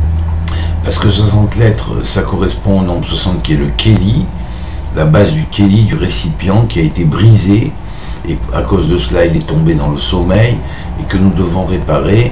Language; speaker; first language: French; native; French